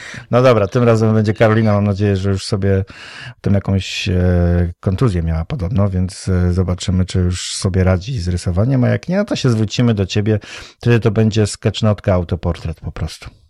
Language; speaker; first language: Polish; native; Polish